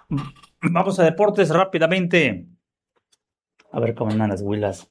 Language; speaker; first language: Spanish; native; Spanish